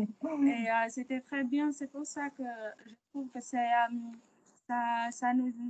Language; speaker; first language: French; non-native, learner; Vietnamese